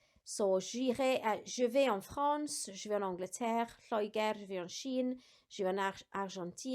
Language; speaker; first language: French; non-native, fluent; Welsh